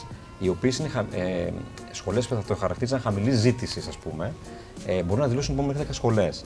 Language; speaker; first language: Greek; native; Greek